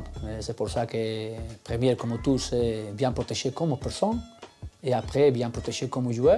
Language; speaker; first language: French; non-native, fluent; Spanish